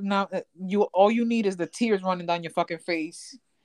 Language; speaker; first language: English; early bilingual, other home language; Spanish